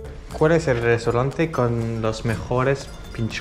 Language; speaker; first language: Spanish; non-native, learner; French